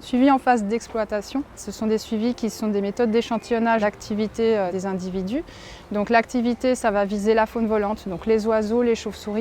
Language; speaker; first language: French; native; French